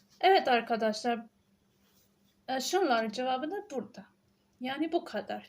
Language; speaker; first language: Turkish; non-native, fluent; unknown